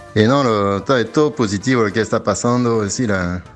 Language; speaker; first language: Spanish; non-native, fluent; French